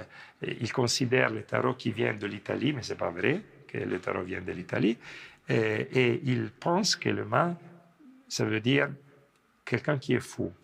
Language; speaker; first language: French; non-native, fluent; Italian